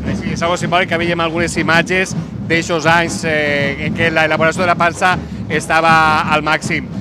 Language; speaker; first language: Catalan; native; Catalan